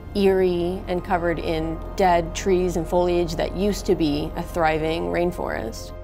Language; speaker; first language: English; native; English